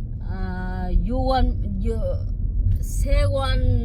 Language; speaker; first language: Korean; non-native, learner; Vietnamese